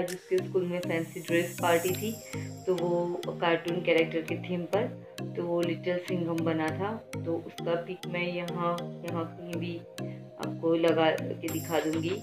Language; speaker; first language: Hindi; non-native, local second language; Gujarati